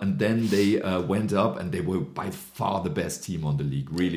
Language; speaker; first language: English; non-native, fluent; German